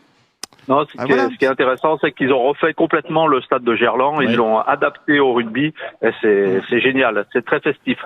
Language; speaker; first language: French; native; French